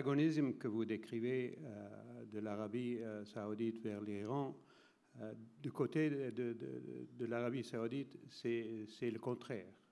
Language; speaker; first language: French; non-native, fluent; Arabic